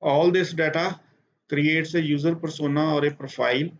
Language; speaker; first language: English; non-native, local second language; Punjabi